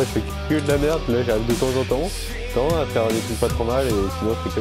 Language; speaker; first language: French; native; French